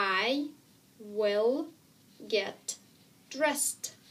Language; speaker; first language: English; non-native, fluent; Russian